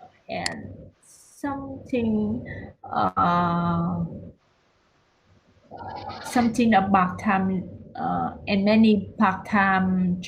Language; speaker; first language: English; non-native, learner; Vietnamese